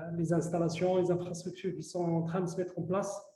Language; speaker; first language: French; non-native, local second language; Arabic